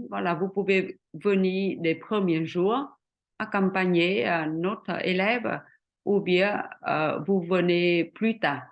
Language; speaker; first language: French; non-native, fluent; Vietnamese